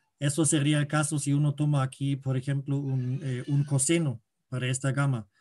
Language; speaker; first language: Spanish; non-native, fluent; German